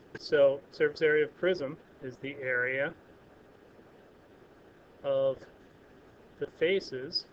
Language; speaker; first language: English; native; English